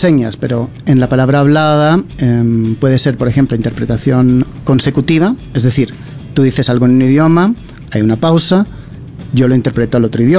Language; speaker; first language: Spanish; early bilingual, other home language; English